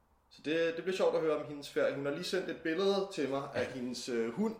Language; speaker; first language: Danish; native; Danish